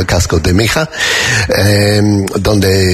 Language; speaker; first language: Spanish; non-native, learner; English